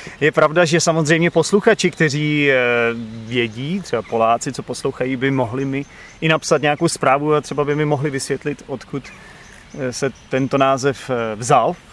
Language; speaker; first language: Czech; native; Czech